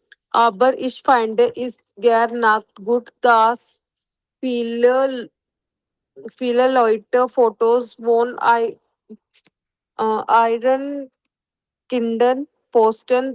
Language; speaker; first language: German; non-native, learner; Hindi